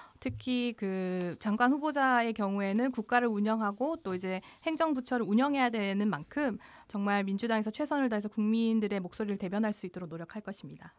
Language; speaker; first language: Korean; native; Korean